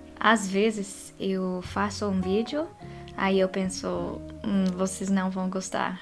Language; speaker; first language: Portuguese; non-native, fluent; Dutch